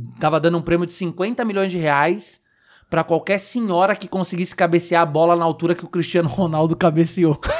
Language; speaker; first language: Portuguese; native; Portuguese